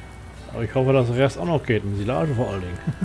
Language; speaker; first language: German; native; German